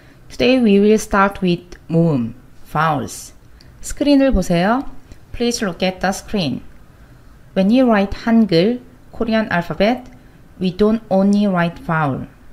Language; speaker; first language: English; non-native, fluent; Korean